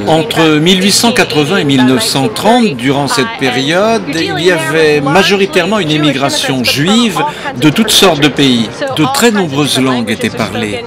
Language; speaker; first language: French; non-native, fluent; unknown